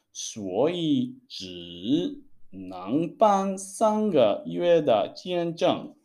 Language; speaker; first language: Chinese; non-native, fluent; Hebrew